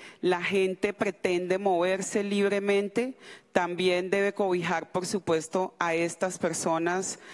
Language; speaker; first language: Spanish; non-native, local second language; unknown